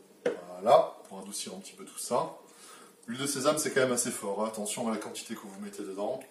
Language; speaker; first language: French; native; French